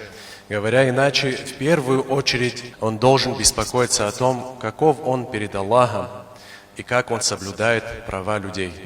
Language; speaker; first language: Russian; non-native, local second language; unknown